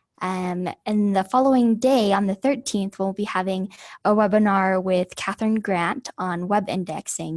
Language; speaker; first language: English; native; English